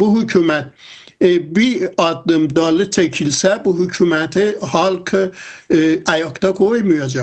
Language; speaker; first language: Turkish; non-native, fluent; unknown